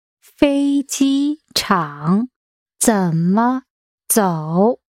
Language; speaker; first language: Chinese; non-native, learner; English